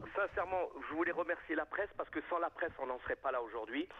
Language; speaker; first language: French; native; French